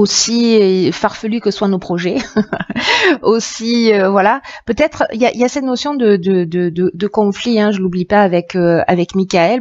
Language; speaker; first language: French; native; French